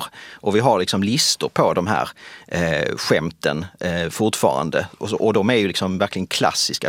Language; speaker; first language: Swedish; native; Swedish